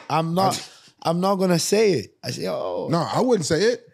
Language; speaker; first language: English; native; English